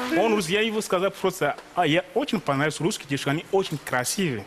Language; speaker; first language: Russian; non-native, learner; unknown